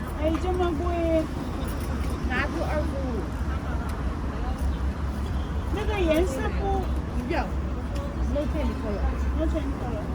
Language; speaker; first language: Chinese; non-native, learner; French